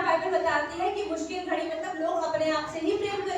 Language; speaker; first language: Hindi; native; Hindi